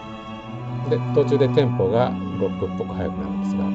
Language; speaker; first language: Japanese; native; Japanese